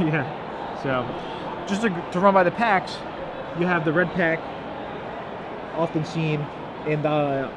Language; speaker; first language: English; native; English